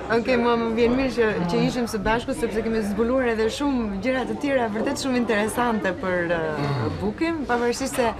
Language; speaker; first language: Albanian; native; Albanian